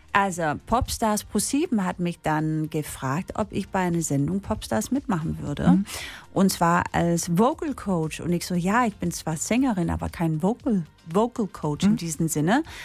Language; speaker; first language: German; non-native, fluent; English